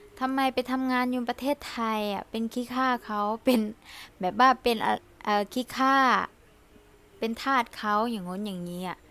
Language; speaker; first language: Thai; early bilingual, other home language; Lao